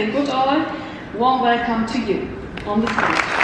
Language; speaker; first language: English; non-native, fluent; German